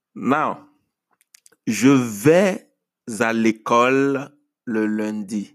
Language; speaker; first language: French; non-native, fluent; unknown